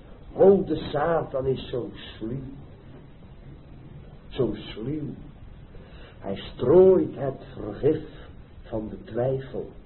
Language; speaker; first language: Dutch; native; Dutch